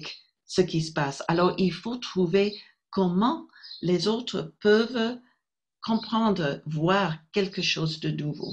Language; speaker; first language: French; non-native, fluent; English